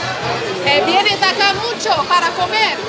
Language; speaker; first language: Spanish; non-native, learner; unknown